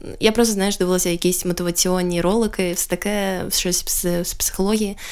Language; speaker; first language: Ukrainian; non-native, local second language; Russian